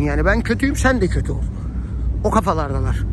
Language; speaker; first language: Turkish; native; Turkish